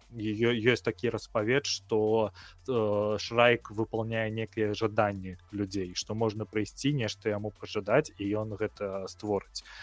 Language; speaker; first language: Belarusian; non-native, local second language; Russian